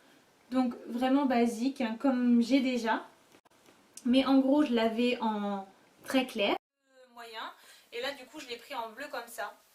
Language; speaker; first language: French; native; French